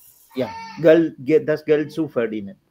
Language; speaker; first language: German; non-native, learner; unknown